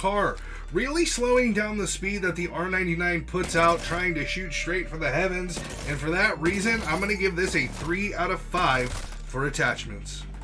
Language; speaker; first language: English; native; English